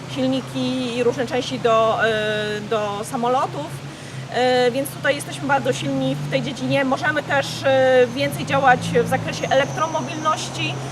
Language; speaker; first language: Polish; native; Polish